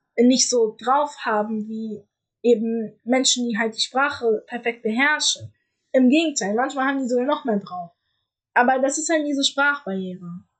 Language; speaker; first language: German; early bilingual, other home language; Arabic